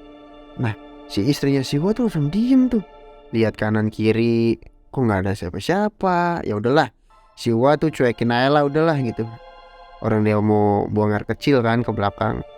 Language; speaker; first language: Indonesian; native; Indonesian